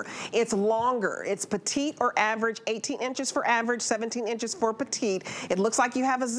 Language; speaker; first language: English; native; English